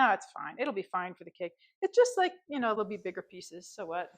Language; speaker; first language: English; native; English